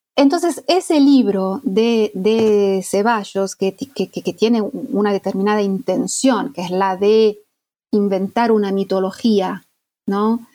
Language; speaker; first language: Spanish; non-native, fluent; Italian